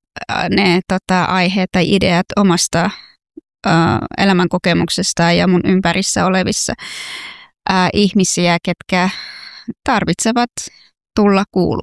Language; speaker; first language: Finnish; non-native, fluent; Persian